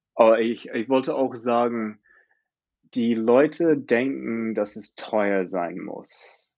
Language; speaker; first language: German; non-native, fluent; English